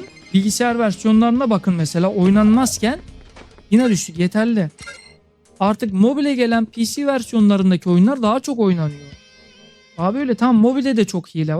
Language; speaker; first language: Turkish; native; Turkish